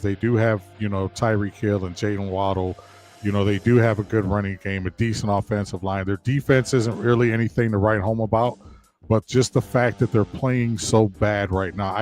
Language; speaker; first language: English; native; English